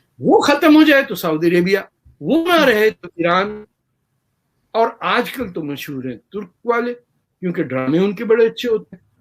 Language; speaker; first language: Urdu; native; Urdu